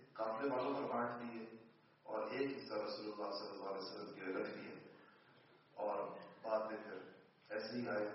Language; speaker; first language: Urdu; non-native, local second language; Pashto